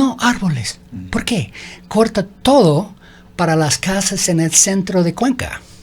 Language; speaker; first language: Spanish; non-native, learner; English